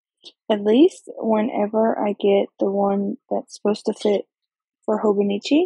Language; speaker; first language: English; native; English